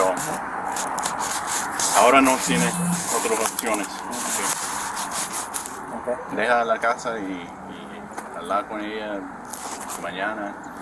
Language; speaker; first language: Spanish; non-native, learner; English